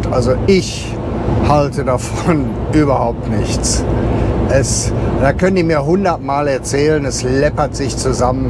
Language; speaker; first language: German; native; German